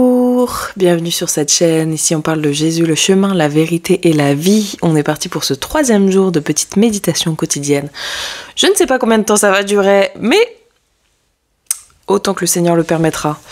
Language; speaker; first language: French; native; French